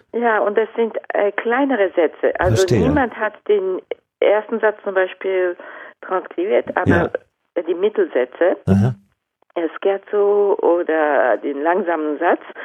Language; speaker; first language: German; non-native, fluent; Japanese